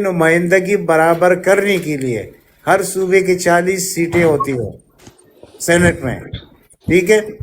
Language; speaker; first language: Urdu; native; Urdu